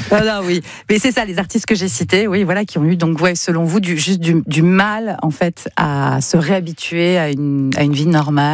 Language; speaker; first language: French; native; French